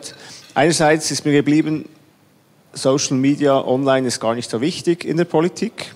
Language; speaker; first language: German; native; German